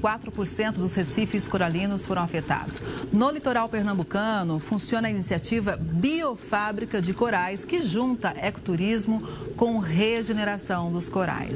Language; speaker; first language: Portuguese; native; Portuguese